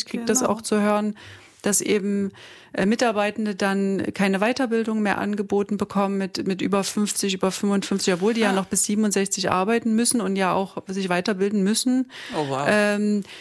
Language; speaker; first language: German; native; German